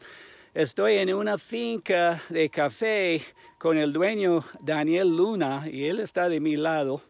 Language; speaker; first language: Spanish; non-native, fluent; English